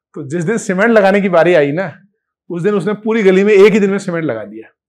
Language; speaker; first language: Hindi; native; Hindi